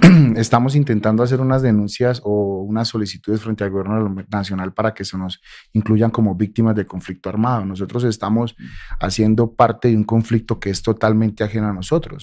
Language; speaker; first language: Spanish; native; Spanish